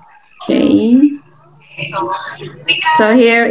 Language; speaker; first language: English; non-native, fluent; Indonesian